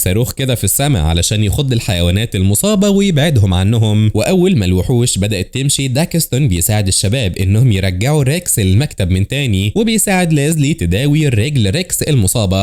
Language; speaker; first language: Arabic; native; Arabic